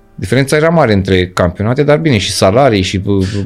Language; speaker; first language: Romanian; native; Romanian